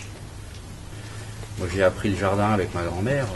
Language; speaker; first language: French; native; French